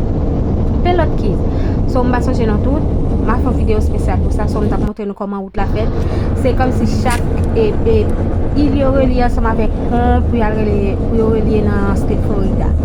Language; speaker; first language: French; non-native, local second language; Haitian Creole